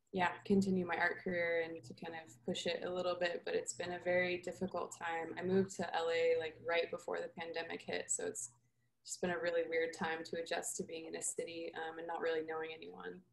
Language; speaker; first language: English; native; English